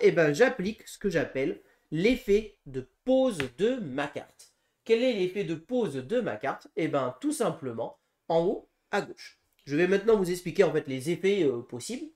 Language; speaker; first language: French; native; French